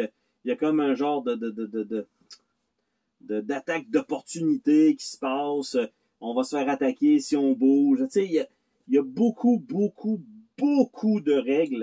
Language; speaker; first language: French; native; French